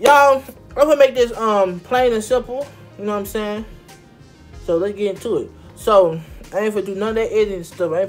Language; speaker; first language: English; native; English